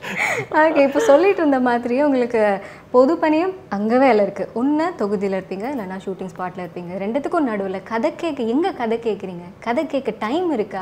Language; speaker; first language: Tamil; native; Tamil